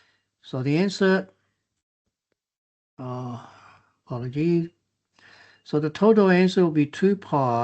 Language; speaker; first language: English; non-native, fluent; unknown